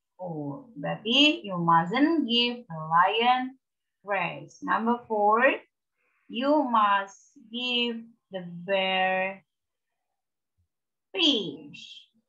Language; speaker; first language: English; non-native, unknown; Indonesian